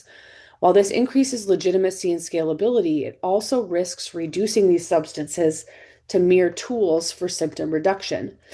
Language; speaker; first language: English; native; English